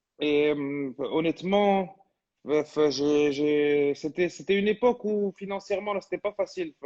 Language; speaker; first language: French; non-native, local second language; Arabic